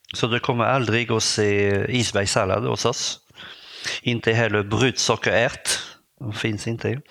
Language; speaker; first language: Swedish; non-native, fluent; French